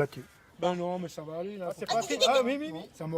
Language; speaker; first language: French; native; French